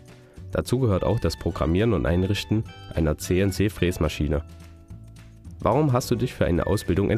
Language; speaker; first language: German; native; German